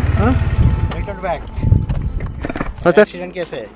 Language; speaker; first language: Hindi; non-native, local second language; Malayalam